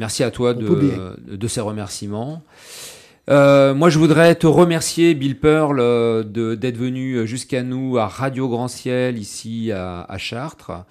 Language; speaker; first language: French; native; French